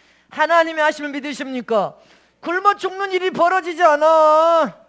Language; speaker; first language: Korean; native; Korean